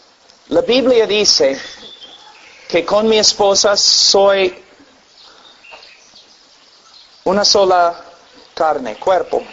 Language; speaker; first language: Spanish; non-native, fluent; English